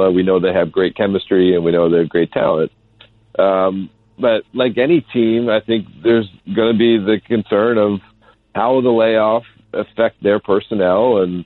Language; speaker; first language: English; native; English